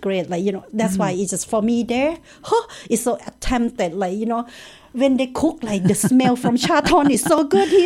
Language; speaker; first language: English; non-native, learner; Thai